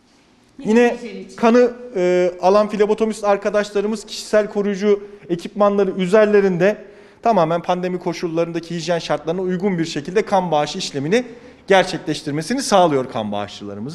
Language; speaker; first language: Turkish; native; Turkish